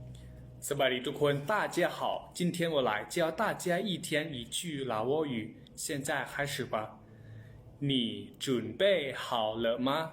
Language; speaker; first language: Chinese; non-native, learner; Lao